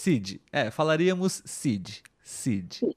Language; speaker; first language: Portuguese; non-native, learner; Spanish